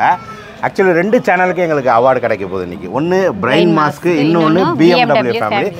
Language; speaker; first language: Tamil; native; Tamil